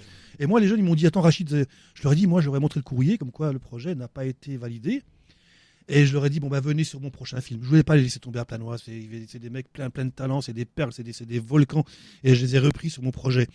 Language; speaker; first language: French; native; French